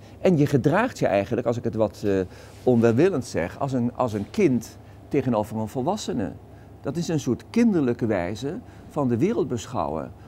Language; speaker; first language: Dutch; native; Dutch